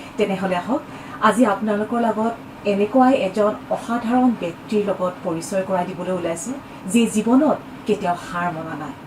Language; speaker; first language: Assamese; native; Assamese